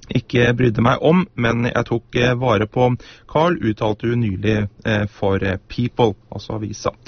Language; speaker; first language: Norwegian; native; Norwegian